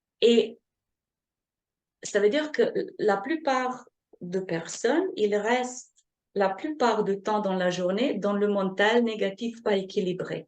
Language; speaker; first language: French; non-native, fluent; Slovenian